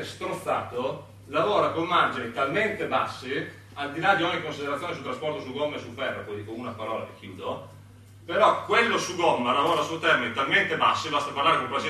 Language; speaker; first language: Italian; native; Italian